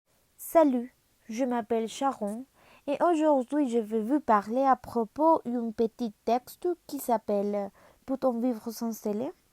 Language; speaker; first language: French; non-native, learner; Spanish